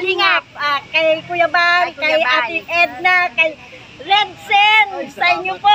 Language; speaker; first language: Filipino; native; Filipino